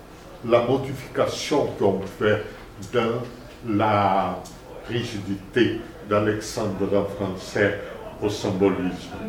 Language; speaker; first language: French; non-native, fluent; Spanish